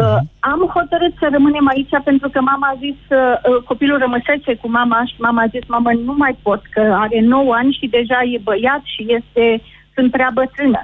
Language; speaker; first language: Romanian; native; Romanian